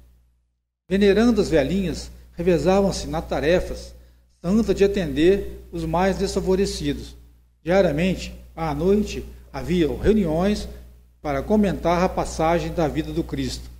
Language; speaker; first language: Portuguese; native; Portuguese